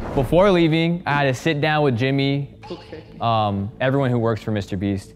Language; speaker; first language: English; native; English